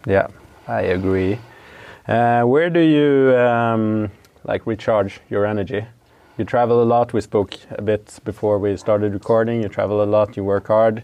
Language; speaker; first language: English; non-native, fluent; Swedish